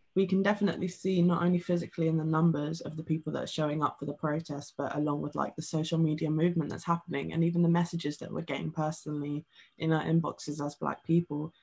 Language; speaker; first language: English; native; English